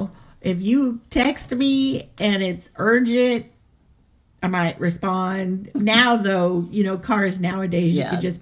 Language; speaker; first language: English; native; English